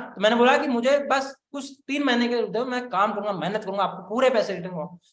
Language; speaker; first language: Hindi; non-native, local second language; Marathi